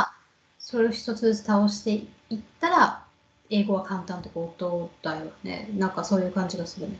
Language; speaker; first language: Japanese; native; Japanese